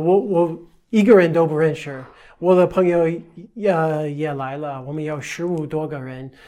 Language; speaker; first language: Chinese; non-native, fluent; English